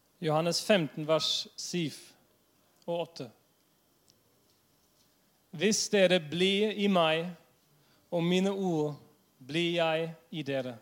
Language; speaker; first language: Norwegian; non-native, fluent; English